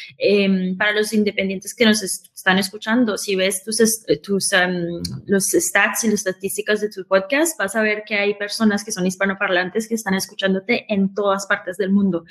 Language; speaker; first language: Spanish; early bilingual, heritage; Spanish